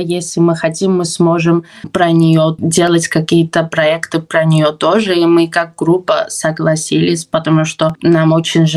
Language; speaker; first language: Russian; non-native, fluent; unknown